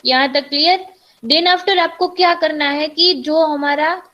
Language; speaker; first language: Hindi; non-native, local second language; Gujarati